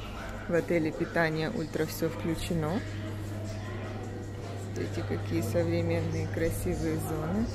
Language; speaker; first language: Russian; native; Russian